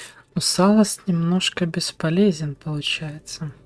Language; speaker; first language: Russian; native; Russian